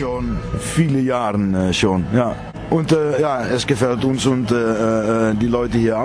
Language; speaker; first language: German; non-native, fluent; Dutch